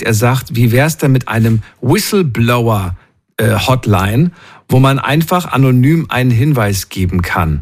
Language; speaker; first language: German; native; German